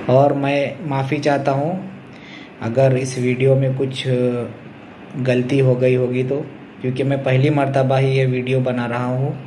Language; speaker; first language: Hindi; non-native, local second language; Urdu